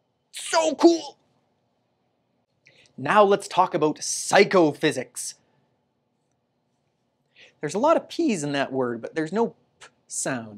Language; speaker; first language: English; native; English